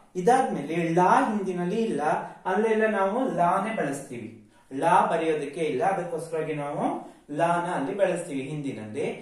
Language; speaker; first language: Kannada; native; Kannada